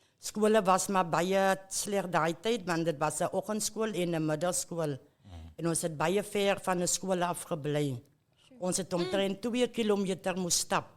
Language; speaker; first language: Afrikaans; native; Afrikaans